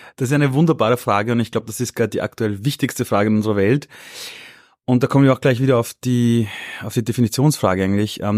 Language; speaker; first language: German; early bilingual, other home language; Persian